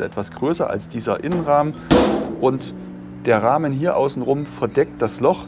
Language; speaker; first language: German; native; German